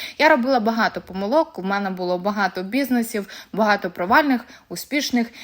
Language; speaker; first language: Ukrainian; non-native, local second language; Russian